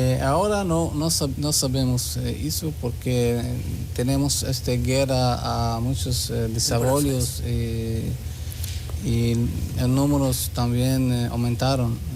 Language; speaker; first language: Spanish; non-native, learner; Hebrew